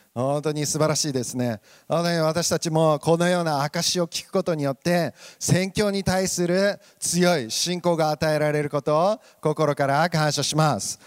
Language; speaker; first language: Japanese; native; Japanese